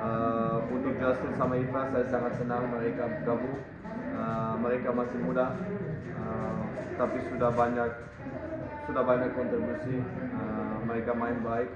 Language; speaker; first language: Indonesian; non-native, fluent; Dutch